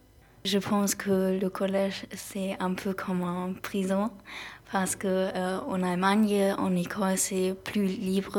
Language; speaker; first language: French; non-native, learner; German